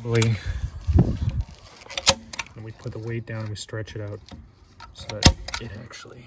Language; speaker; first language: English; native; English